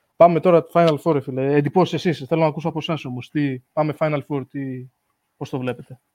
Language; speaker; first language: Greek; early bilingual, heritage; Greek